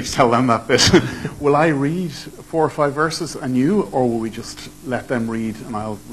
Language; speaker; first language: English; native; English